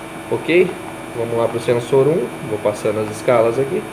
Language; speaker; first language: Portuguese; native; Portuguese